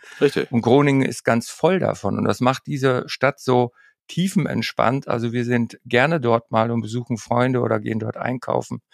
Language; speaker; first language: German; native; German